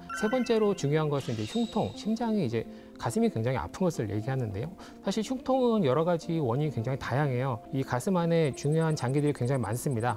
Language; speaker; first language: Korean; native; Korean